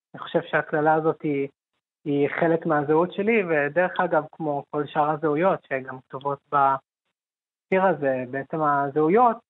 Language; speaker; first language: Hebrew; early bilingual, other home language; Hindi